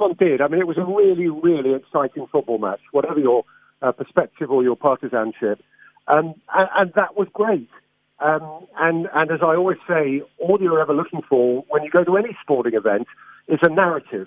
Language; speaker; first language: English; native; English